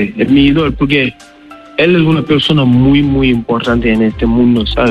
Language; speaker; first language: Spanish; non-native, learner; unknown